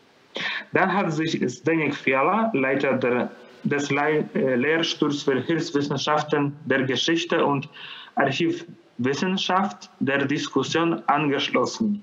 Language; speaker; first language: German; non-native, fluent; Polish